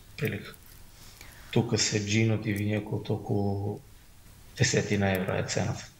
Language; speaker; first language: Macedonian; native; Macedonian